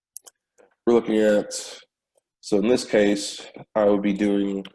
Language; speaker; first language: English; native; English